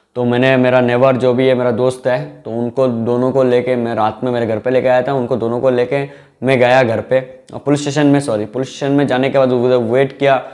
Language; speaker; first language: Hindi; non-native, local second language; Bangla